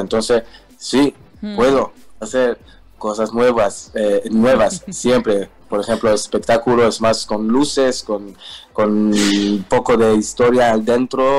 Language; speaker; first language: Spanish; non-native, learner; Hebrew